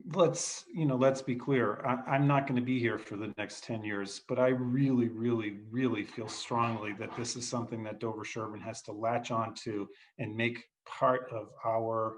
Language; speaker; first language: English; native; English